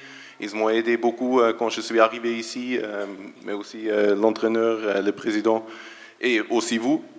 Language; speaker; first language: French; non-native, local second language; German